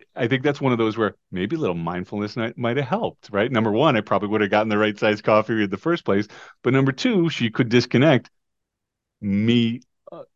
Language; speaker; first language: English; native; English